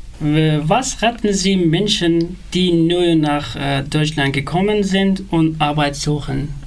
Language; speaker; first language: German; non-native, learner; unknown